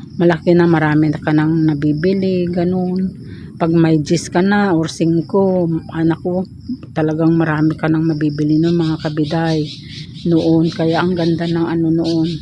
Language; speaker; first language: Filipino; non-native, local second language; Iloko